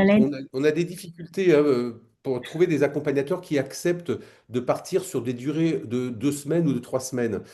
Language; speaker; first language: French; native; French